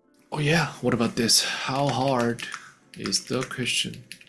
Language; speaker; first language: English; non-native, fluent; Korean